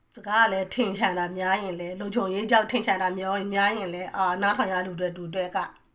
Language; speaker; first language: Burmese; native; Burmese